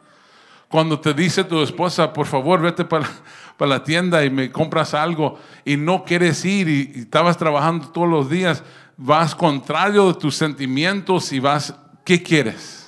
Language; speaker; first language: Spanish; early bilingual, heritage; Spanish